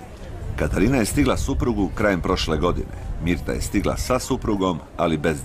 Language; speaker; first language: Croatian; native; Croatian